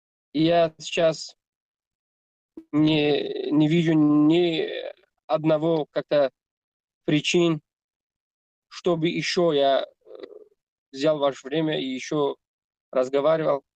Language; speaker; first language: Russian; non-native, learner; Tajik